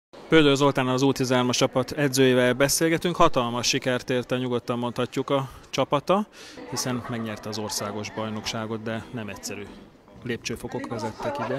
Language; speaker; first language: Hungarian; native; Hungarian